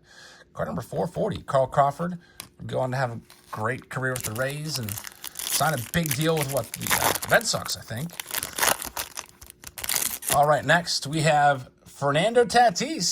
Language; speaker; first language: English; native; English